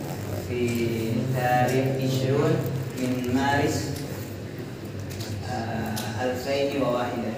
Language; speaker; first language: Arabic; non-native, learner; Indonesian